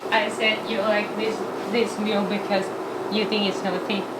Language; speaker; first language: English; non-native, fluent; Thai